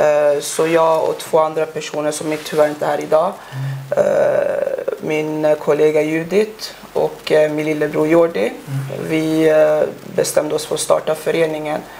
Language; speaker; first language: Swedish; early bilingual, other home language; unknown